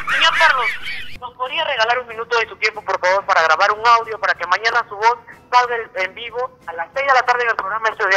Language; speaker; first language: Spanish; native; Spanish